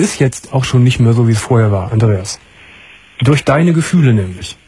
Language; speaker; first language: German; native; German